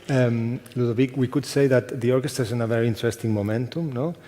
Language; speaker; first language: English; non-native, fluent; Catalan